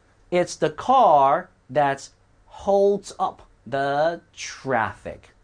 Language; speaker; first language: English; non-native, fluent; Chinese